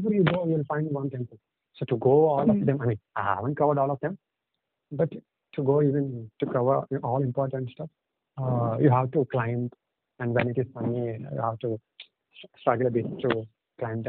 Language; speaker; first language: English; non-native, local second language; Telugu